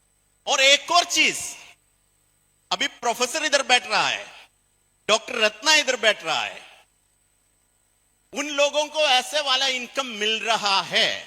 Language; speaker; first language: Hindi; non-native, local second language; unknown